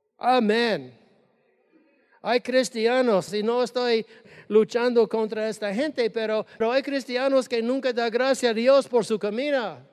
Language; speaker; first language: Spanish; non-native, fluent; English